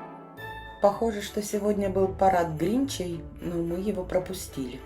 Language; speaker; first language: Russian; native; Russian